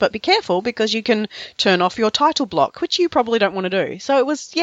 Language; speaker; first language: English; native; English